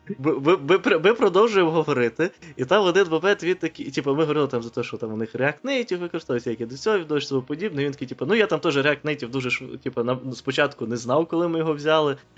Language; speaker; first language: Ukrainian; non-native, local second language; Russian